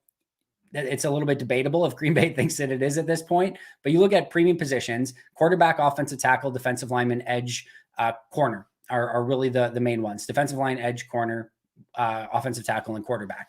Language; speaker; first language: English; native; English